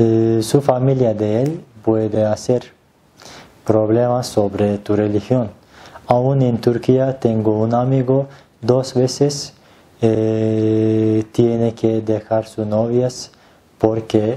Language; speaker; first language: Spanish; non-native, learner; Turkish